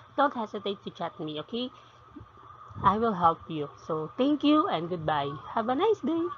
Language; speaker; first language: English; non-native, local second language; Filipino